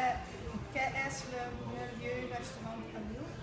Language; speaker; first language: French; non-native, learner; Dutch